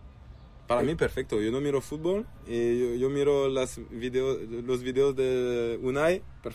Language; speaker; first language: Spanish; non-native, learner; French